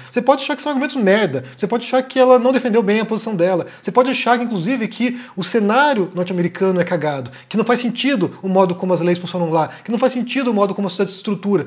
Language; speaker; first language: Portuguese; native; Portuguese